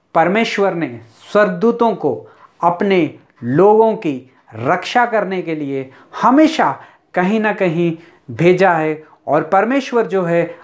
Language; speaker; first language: Hindi; non-native, local second language; Telugu